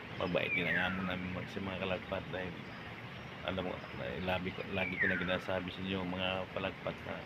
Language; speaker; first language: Filipino; non-native, local second language; Hiligaynon